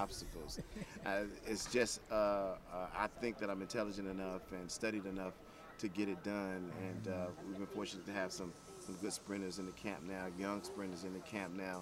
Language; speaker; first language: English; native; English